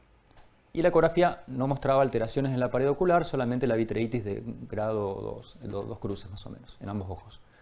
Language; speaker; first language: Spanish; native; Spanish